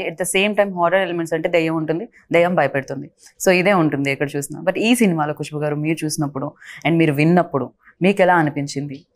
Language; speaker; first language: Telugu; native; Telugu